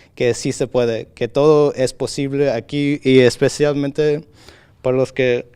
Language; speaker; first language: Spanish; native; Spanish